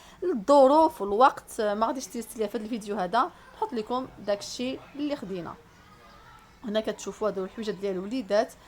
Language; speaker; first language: Arabic; native; Arabic